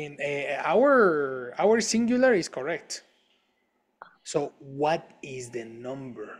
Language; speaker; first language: English; non-native, fluent; Spanish